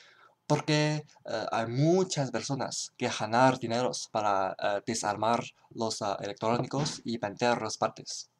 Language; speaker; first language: Spanish; non-native, learner; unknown